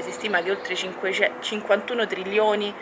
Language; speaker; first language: Italian; native; Italian